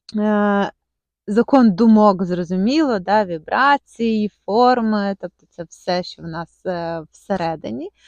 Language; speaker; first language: Ukrainian; non-native, local second language; Russian